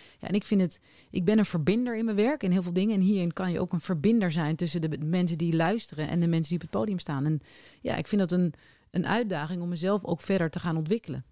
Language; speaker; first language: Dutch; native; Dutch